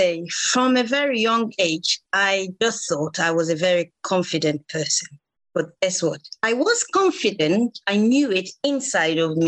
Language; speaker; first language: English; non-native, local second language; Igbo